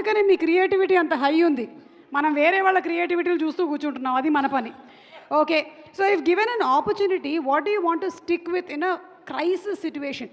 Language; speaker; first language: Telugu; native; Telugu